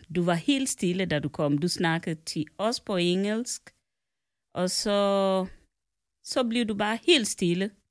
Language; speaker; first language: Danish; non-native, fluent; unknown